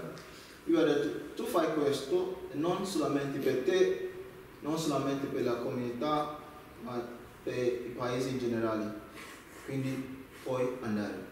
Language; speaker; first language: Italian; non-native, learner; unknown